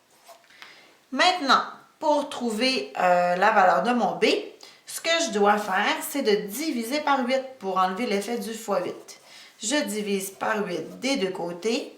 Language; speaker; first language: French; native; French